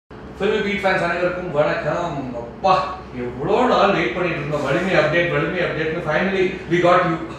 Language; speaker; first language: Tamil; native; Tamil